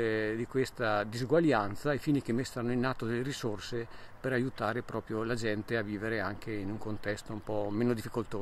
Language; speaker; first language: Italian; native; Italian